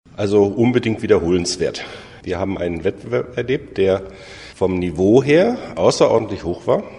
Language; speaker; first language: German; native; German